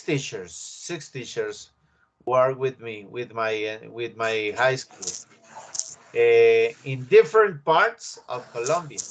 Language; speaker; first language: English; non-native, learner; Spanish